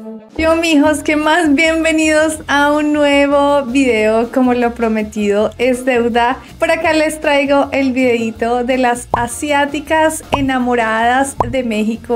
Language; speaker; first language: Spanish; native; Spanish